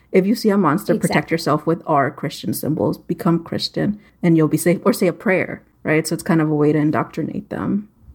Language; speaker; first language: English; native; English